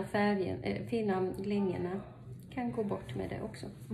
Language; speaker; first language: Swedish; non-native, fluent; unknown